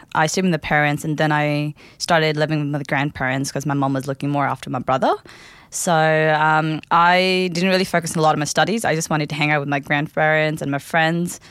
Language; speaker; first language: English; non-native, local second language; Nepali